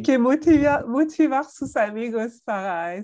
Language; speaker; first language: Spanish; non-native, fluent; French